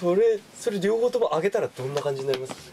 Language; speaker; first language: Japanese; native; Japanese